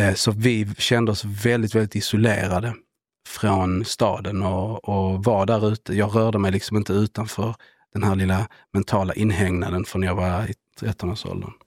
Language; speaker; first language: Swedish; early bilingual, other home language; Spanish